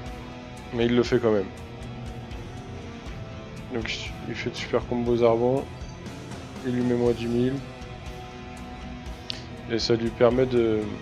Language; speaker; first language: French; native; French